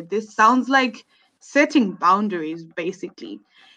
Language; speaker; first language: English; non-native, local second language; Shona